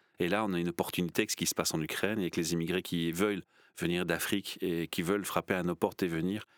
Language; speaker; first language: French; native; French